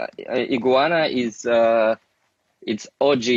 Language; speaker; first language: English; non-native, learner; Russian